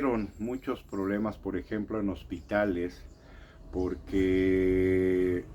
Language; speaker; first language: Spanish; native; Spanish